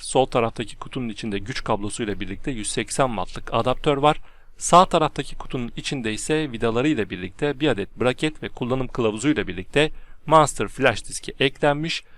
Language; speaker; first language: Turkish; native; Turkish